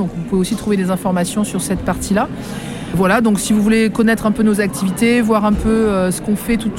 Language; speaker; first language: French; native; French